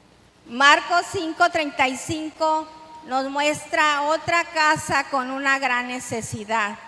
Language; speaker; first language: Spanish; native; Spanish